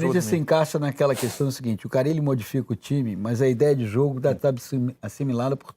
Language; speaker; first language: Portuguese; native; Portuguese